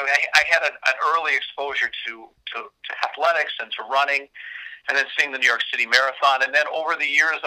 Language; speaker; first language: English; native; English